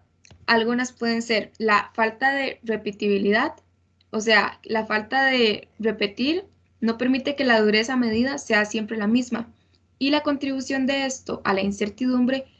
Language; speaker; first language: Spanish; native; Spanish